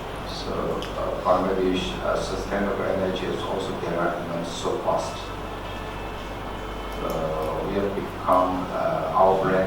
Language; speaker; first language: English; non-native, learner; Chinese